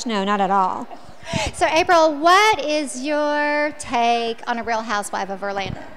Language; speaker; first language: English; native; English